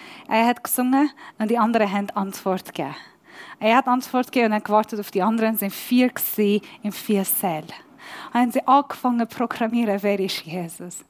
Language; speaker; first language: German; non-native, learner; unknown